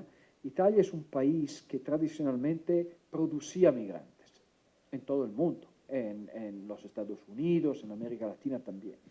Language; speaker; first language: Spanish; non-native, fluent; Italian